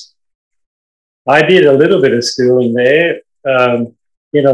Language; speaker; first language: English; native; English